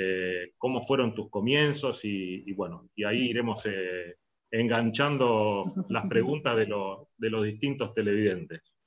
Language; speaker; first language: Spanish; native; Spanish